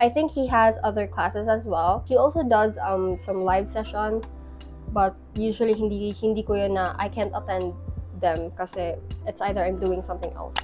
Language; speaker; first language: English; non-native, local second language; Filipino